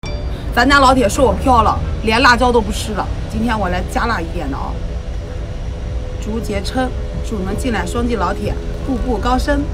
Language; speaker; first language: Chinese; native; Chinese